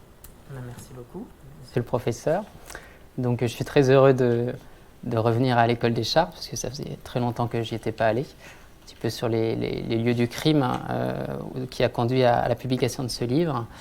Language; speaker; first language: French; native; French